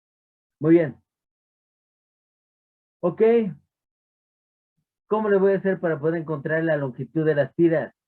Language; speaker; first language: Spanish; native; Spanish